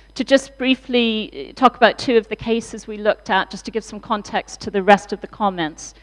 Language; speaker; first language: English; native; English